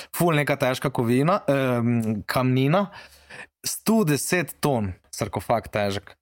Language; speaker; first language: Slovenian; native; Slovenian